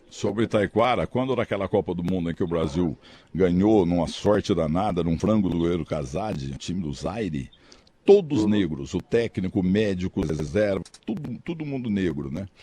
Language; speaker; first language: Portuguese; native; Portuguese